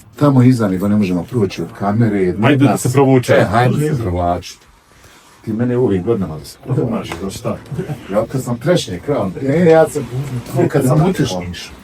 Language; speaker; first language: Bosnian; native; Bosnian